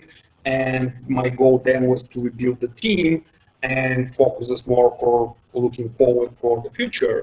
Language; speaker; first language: English; non-native, fluent; Bulgarian